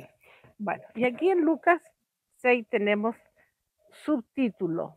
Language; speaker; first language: Spanish; native; Spanish